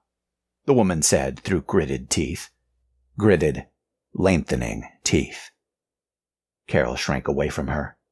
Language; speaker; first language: English; native; English